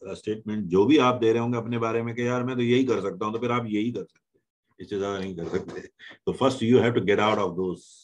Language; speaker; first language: Urdu; native; Urdu